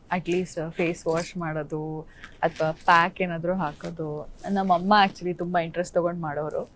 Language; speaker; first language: Kannada; native; Kannada